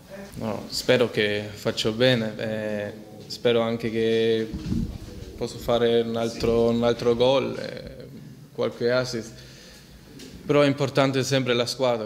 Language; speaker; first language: Italian; early bilingual, heritage; Italian